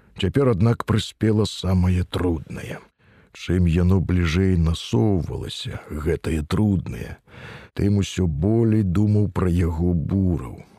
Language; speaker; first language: Belarusian; native; Belarusian